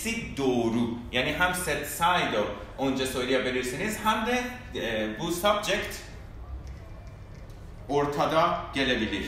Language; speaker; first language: Turkish; non-native, fluent; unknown